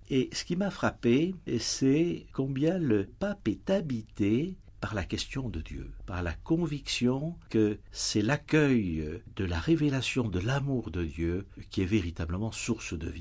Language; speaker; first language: French; native; French